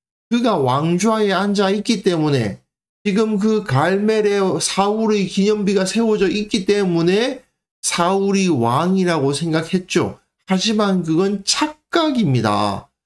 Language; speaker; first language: Korean; native; Korean